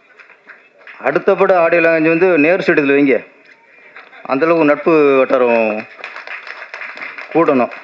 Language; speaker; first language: Tamil; native; Tamil